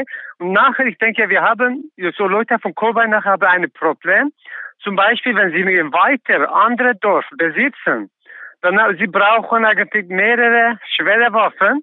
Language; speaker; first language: German; non-native, learner; Kurdish